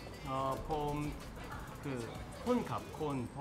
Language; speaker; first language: Thai; non-native, learner; Korean